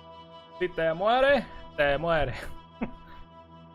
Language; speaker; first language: Spanish; native; Spanish